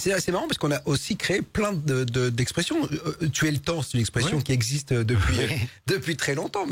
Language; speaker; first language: French; native; French